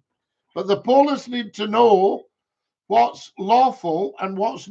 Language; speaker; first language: English; native; English